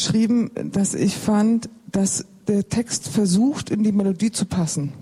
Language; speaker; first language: German; native; German